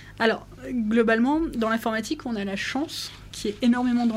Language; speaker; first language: French; native; French